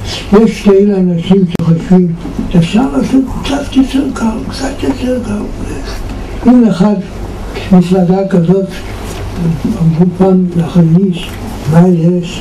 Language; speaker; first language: Hebrew; non-native, fluent; Yiddish